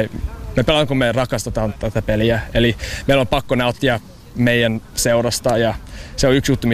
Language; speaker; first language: Finnish; non-native, fluent; English